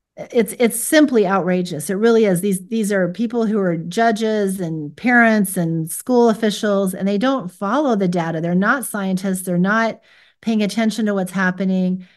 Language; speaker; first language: English; native; English